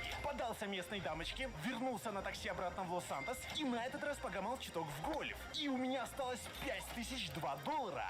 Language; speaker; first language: Russian; native; Russian